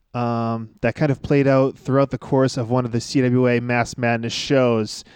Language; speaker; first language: English; native; English